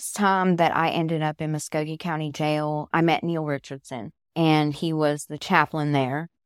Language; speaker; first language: English; native; English